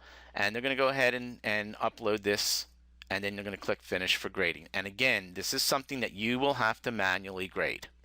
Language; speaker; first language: English; native; English